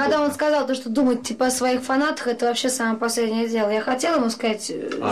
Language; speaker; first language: Russian; native; Russian